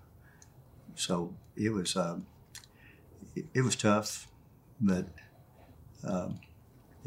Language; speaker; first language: English; native; English